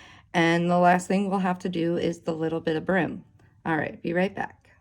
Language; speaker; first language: English; native; English